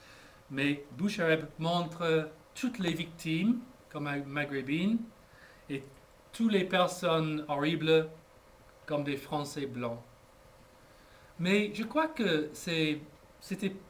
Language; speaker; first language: French; non-native, fluent; English